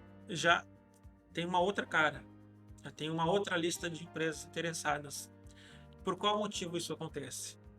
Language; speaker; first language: Portuguese; native; Portuguese